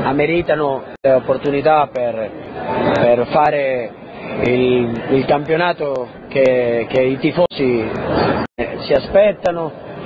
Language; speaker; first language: Italian; early bilingual, heritage; Spanish